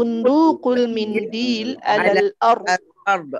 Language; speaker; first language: Arabic; non-native, learner; Malay